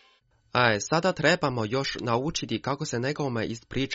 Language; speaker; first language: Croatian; non-native, fluent; Chinese